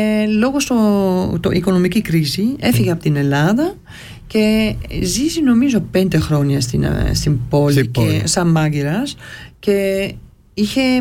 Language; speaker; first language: Greek; early bilingual, heritage; Greek